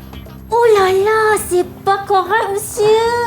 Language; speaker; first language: French; non-native, fluent; Malay